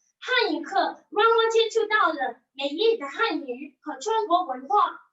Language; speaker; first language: Chinese; non-native, learner; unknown